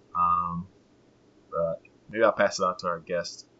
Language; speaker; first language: English; non-native, local second language; Kinyarwanda